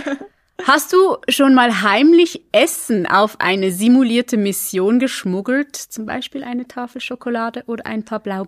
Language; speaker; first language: German; native; German